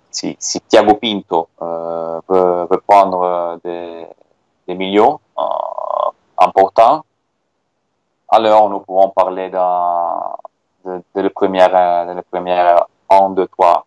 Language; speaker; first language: French; non-native, fluent; Italian